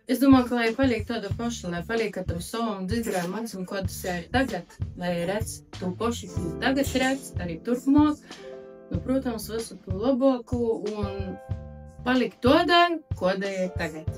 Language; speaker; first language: Latvian; native; Latvian